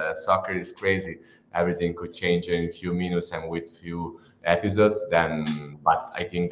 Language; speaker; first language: English; non-native, fluent; Italian